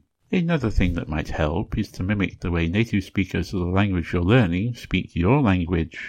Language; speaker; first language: English; native; English